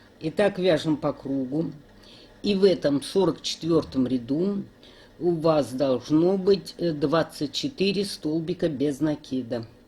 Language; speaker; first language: Russian; native; Russian